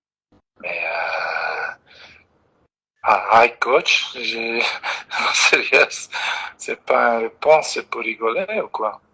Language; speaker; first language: French; non-native, local second language; Dutch